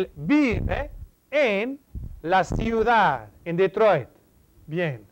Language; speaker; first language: Spanish; non-native, fluent; English